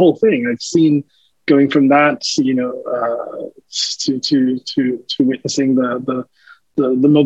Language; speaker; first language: English; native; English